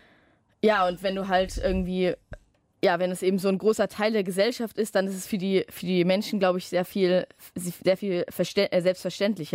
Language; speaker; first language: German; native; German